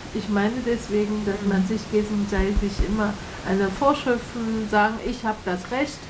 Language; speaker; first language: German; non-native, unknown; Chinese